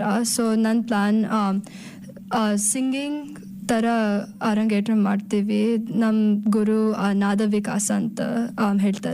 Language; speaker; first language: Kannada; early bilingual, heritage; Kannada